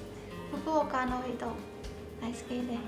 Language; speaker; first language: Japanese; non-native, learner; Burmese